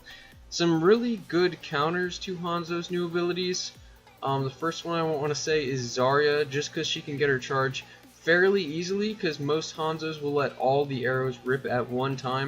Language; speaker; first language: English; native; English